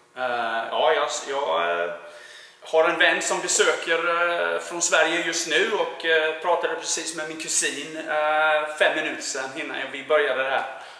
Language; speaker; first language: Swedish; native; Swedish